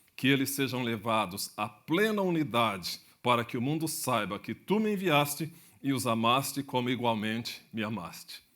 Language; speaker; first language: Portuguese; native; Portuguese